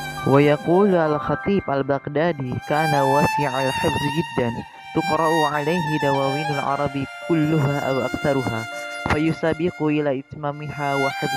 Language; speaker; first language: Arabic; non-native, learner; Indonesian